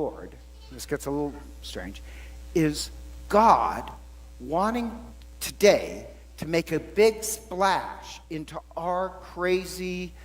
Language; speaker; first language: English; native; English